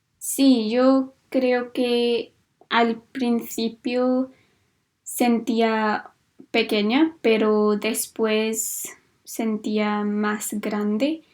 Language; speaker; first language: Spanish; non-native, fluent; English